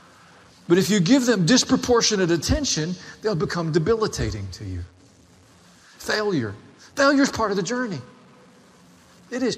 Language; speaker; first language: English; native; English